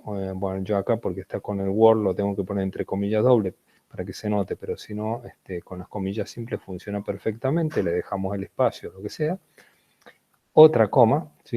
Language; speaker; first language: Spanish; native; Spanish